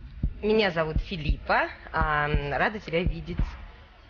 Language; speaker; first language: Russian; native; Russian